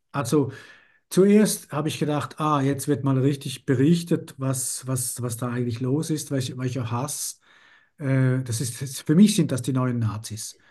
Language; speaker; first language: German; early bilingual, other home language; Spanish